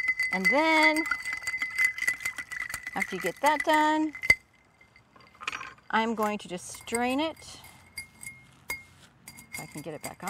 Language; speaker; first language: English; native; English